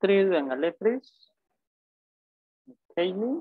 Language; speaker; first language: English; non-native, fluent; Spanish